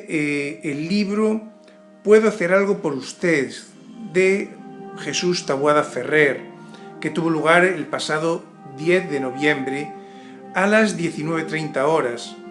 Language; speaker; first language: Spanish; native; Spanish